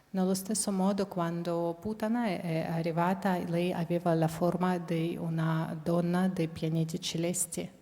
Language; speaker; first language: Italian; non-native, fluent; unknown